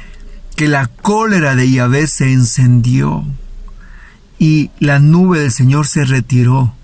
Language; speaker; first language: Spanish; native; Spanish